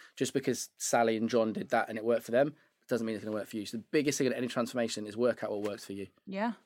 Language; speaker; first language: English; native; English